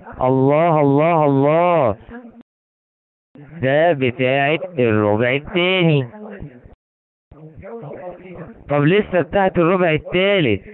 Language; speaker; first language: Arabic; native; Arabic